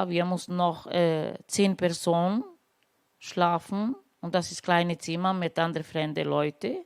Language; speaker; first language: German; non-native, learner; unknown